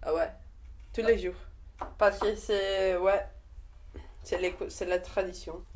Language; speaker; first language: French; non-native, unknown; Portuguese